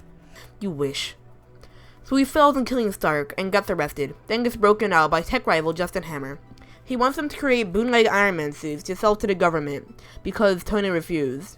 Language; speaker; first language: English; native; English